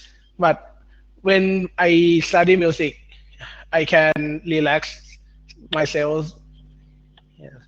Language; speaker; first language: English; non-native, learner; Thai